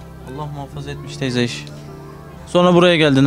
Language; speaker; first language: Turkish; native; Turkish